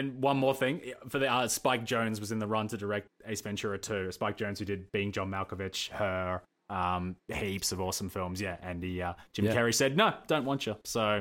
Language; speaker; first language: English; native; English